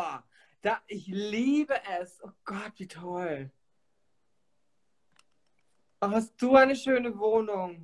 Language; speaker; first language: German; native; German